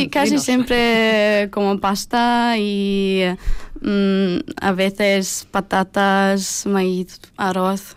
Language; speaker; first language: Spanish; non-native, learner; German